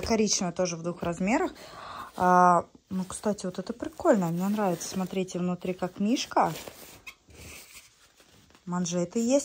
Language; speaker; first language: Russian; native; Russian